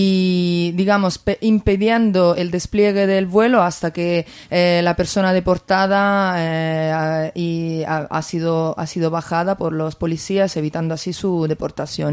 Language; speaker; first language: Spanish; native; Spanish